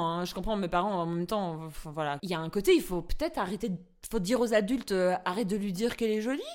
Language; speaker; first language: French; non-native, fluent; Albanian